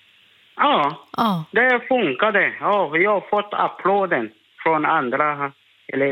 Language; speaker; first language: Swedish; non-native, learner; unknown